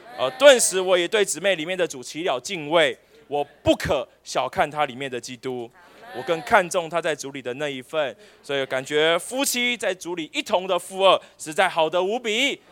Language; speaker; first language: Chinese; native; Chinese